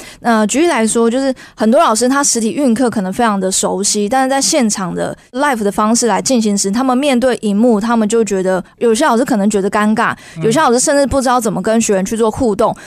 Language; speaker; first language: Chinese; native; Chinese